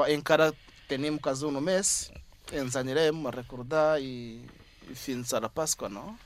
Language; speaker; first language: Catalan; non-native, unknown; Kinyarwanda